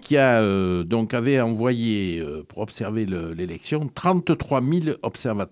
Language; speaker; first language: French; native; French